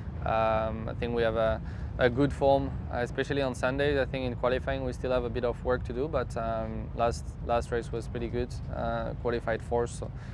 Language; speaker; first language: English; non-native, fluent; French